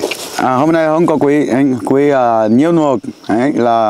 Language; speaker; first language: Vietnamese; non-native, learner; Portuguese